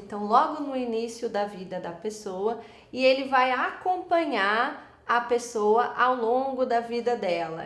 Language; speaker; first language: Portuguese; native; Portuguese